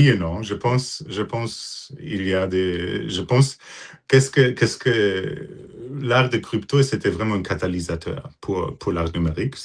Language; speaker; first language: French; non-native, fluent; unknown